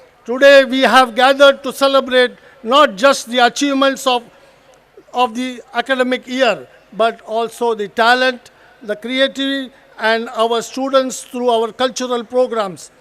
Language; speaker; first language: English; non-native, local second language; Tamil